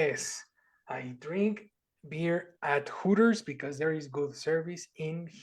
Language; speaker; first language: English; non-native, fluent; Spanish